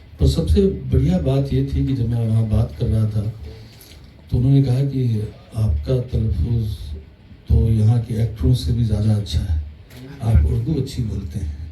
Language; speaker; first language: Hindi; early bilingual, heritage; Hindi